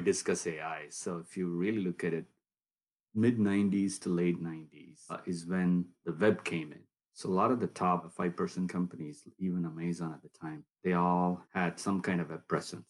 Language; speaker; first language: English; non-native, local second language; Tamil